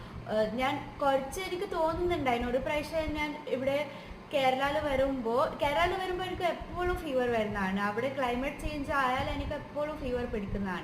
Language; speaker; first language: Malayalam; early bilingual, heritage; Malayalam